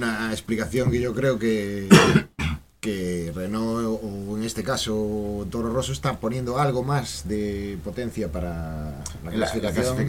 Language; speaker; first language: Spanish; native; Spanish